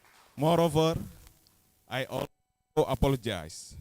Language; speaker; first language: English; non-native, learner; Indonesian